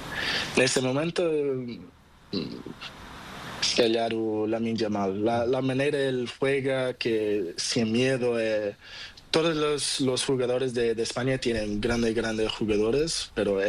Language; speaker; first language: Spanish; non-native, learner; Portuguese